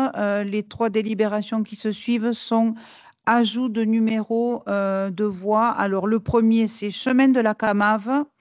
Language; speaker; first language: French; native; French